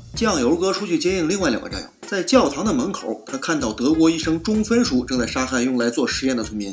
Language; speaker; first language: Chinese; native; Chinese